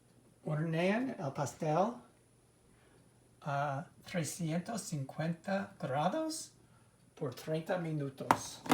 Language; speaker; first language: Spanish; non-native, learner; English